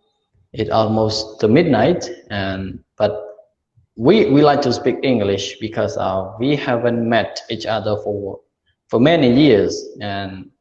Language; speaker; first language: English; non-native, learner; Khmer